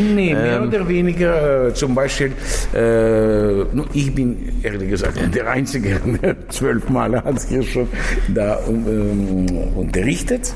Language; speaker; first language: German; non-native, fluent; Russian